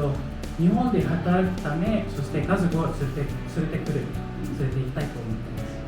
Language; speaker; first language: Japanese; non-native, fluent; Filipino